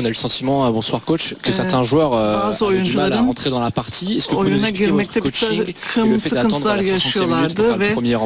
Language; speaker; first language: French; native; French